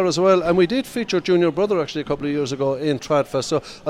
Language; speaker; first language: English; native; English